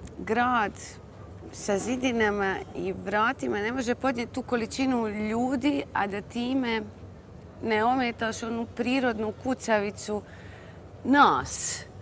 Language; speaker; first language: Croatian; native; Croatian